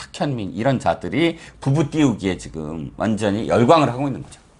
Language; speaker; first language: Korean; native; Korean